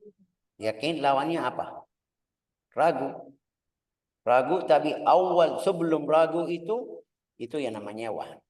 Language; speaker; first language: Indonesian; non-native, fluent; Arabic